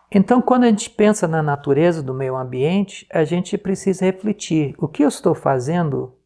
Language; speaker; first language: Portuguese; non-native, fluent; English